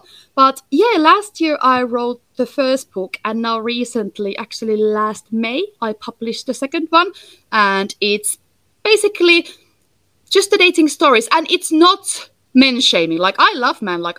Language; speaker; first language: English; non-native, fluent; Finnish